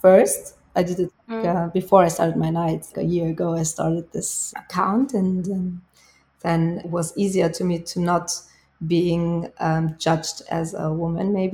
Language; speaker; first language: English; non-native, fluent; German